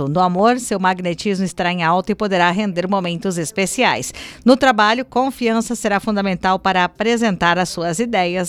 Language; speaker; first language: Portuguese; native; Portuguese